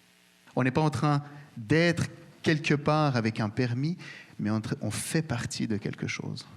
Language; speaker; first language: French; native; French